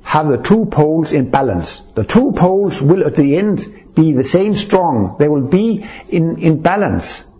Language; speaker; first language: English; non-native, fluent; Danish